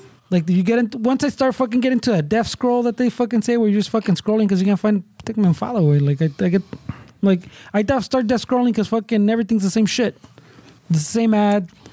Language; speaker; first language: English; early bilingual, other home language; Spanish